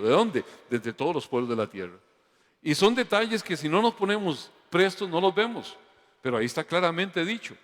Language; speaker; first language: Spanish; native; Spanish